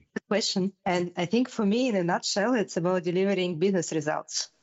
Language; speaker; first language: English; non-native, fluent; Russian